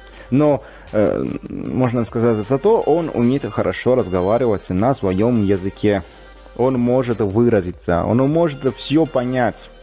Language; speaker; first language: Russian; non-native, fluent; Italian